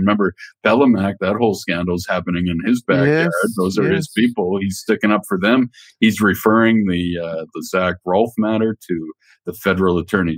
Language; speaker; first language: English; native; English